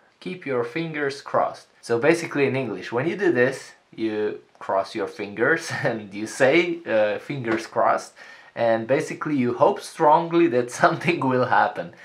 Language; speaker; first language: English; non-native, fluent; Slovenian